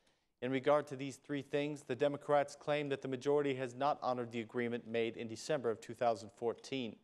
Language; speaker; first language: English; non-native, fluent; Albanian